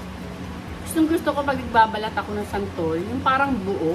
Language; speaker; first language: Filipino; native; Filipino